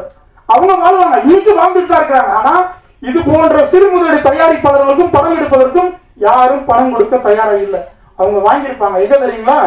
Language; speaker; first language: Tamil; native; Tamil